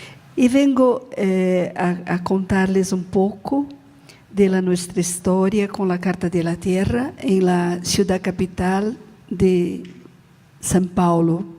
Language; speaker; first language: Spanish; non-native, learner; Portuguese